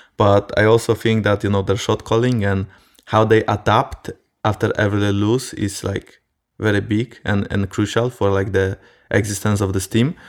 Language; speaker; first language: English; non-native, fluent; Polish